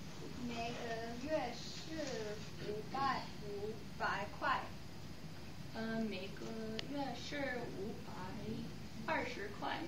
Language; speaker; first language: Chinese; non-native, learner; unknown